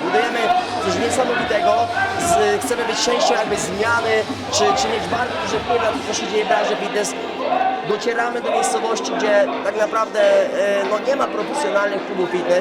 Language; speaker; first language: Polish; native; Polish